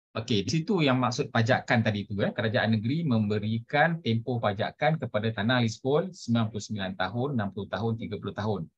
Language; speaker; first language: Malay; native; Malay